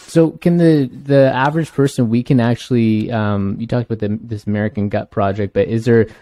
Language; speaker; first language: English; native; English